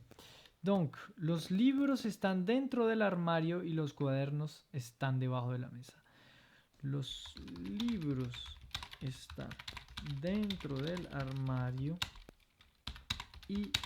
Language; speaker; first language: Spanish; non-native, fluent; French